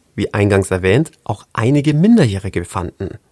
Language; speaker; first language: German; non-native, fluent; English